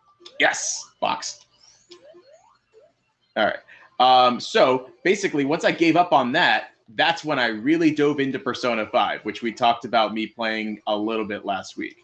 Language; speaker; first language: English; native; English